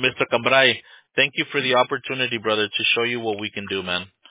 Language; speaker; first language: English; early bilingual, other home language; Spanish